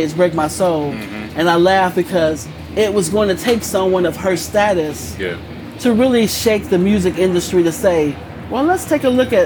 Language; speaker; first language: English; native; English